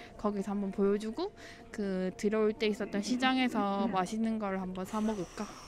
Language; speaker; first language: Korean; native; Korean